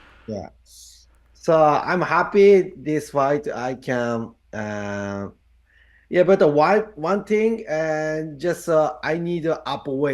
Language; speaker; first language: English; non-native, learner; Japanese